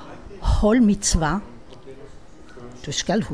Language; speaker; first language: Danish; non-native, fluent; Hebrew